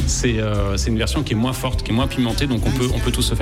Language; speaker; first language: French; native; French